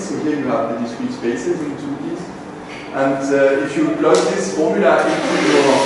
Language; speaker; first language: English; non-native, fluent; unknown